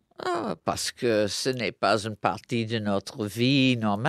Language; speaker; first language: French; non-native, fluent; English